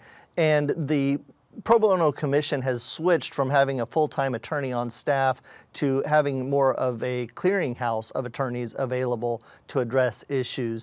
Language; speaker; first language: English; native; English